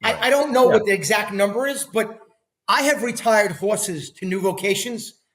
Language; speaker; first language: English; native; English